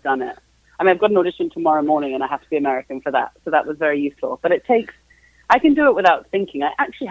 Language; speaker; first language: English; native; English